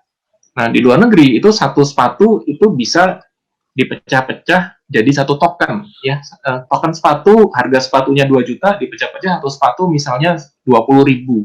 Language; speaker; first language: Indonesian; native; Indonesian